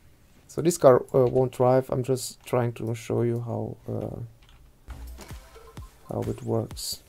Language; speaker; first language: English; non-native, fluent; German